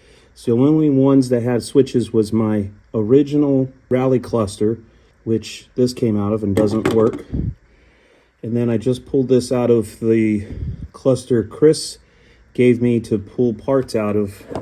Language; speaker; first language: English; native; English